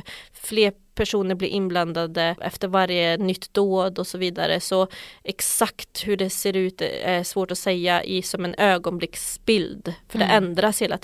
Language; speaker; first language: Swedish; native; Swedish